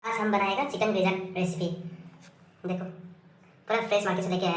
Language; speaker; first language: Hindi; non-native, local second language; Manipuri